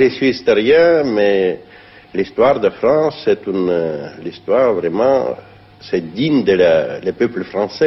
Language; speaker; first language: French; non-native, fluent; Russian